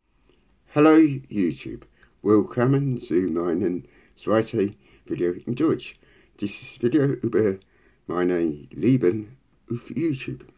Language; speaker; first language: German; non-native, learner; English